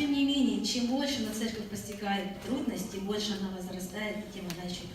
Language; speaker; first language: Russian; native; Russian